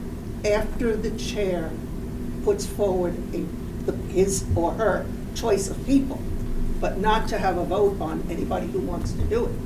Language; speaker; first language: English; native; English